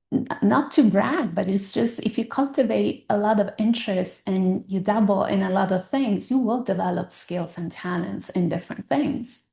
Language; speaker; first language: English; non-native, fluent; Italian